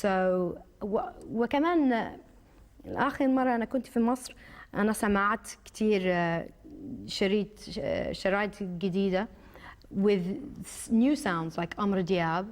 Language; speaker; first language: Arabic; early bilingual, heritage; Arabic